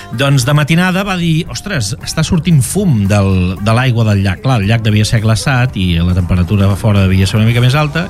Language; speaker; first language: Catalan; native; Catalan